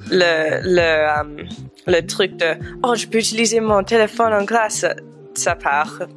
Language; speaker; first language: French; non-native, fluent; English